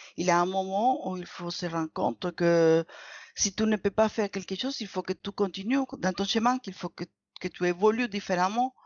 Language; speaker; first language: French; non-native, fluent; Spanish